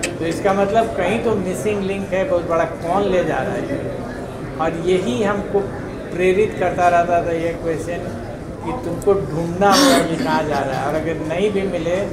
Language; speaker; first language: Hindi; native; Hindi